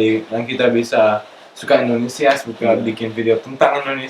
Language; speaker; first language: Indonesian; non-native, local second language; English